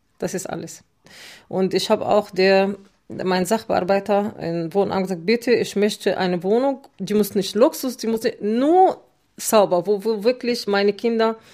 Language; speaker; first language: German; non-native, fluent; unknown